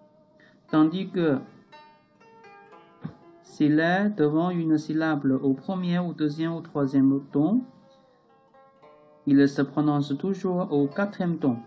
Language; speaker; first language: French; non-native, learner; Chinese